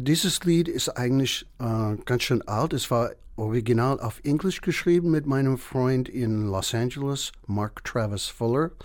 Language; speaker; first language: German; non-native, fluent; English